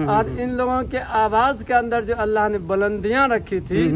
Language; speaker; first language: Hindi; native; Hindi